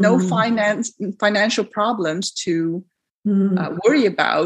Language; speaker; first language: English; non-native, fluent; Dutch